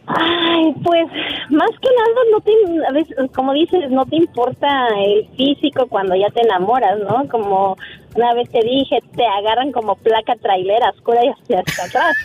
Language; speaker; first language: Spanish; native; Spanish